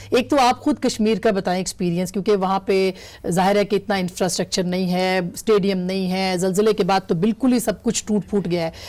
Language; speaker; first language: Urdu; native; Urdu